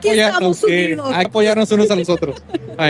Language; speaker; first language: Spanish; early bilingual, heritage; Spanish